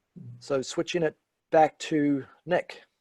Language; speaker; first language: English; native; English